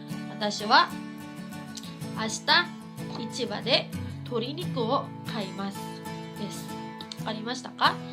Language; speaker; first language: Japanese; non-native, fluent; Cebuano